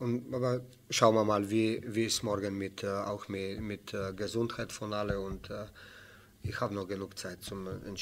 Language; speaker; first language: German; non-native, fluent; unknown